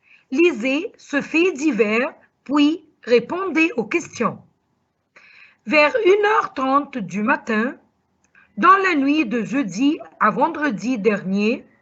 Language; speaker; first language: French; non-native, fluent; Arabic